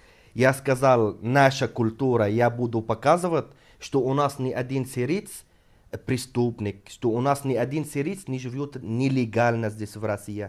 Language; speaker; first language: Russian; non-native, fluent; Arabic